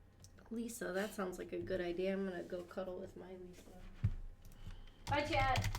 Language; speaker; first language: English; native; English